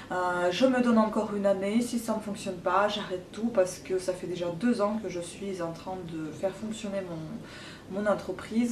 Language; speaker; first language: French; non-native, fluent; Russian